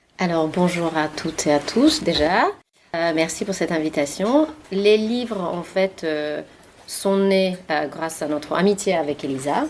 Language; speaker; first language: French; non-native, fluent; Finnish